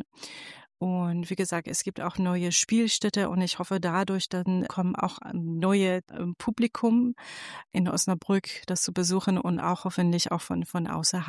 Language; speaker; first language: German; non-native, fluent; Persian